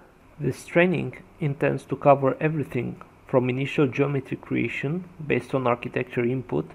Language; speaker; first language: English; non-native, fluent; Romanian